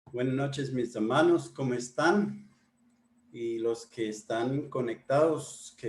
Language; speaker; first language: Spanish; non-native, fluent; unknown